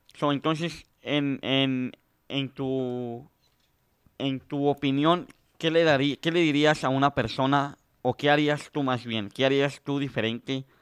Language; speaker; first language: Spanish; native; Spanish